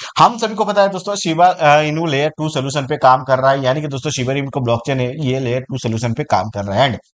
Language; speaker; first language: Hindi; native; Hindi